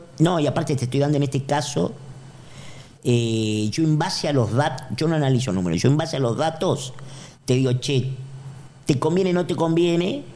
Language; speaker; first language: Spanish; native; Spanish